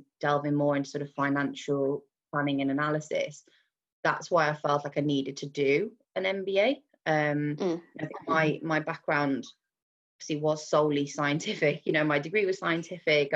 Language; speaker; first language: English; native; English